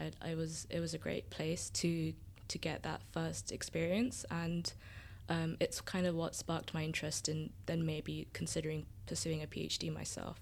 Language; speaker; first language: English; native; English